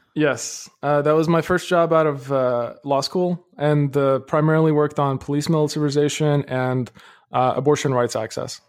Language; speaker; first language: English; early bilingual, other home language; Arabic